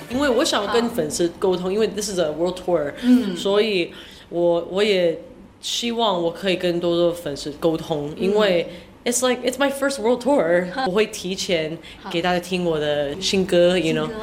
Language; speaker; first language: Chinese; early bilingual, heritage; English